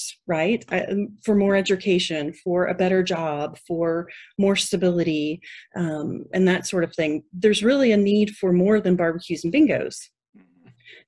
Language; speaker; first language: English; native; English